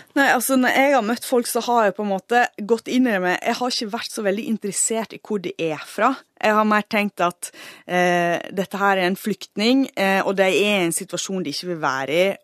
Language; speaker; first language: Norwegian; native; Norwegian